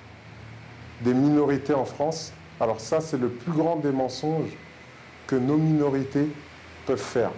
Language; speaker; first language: French; native; French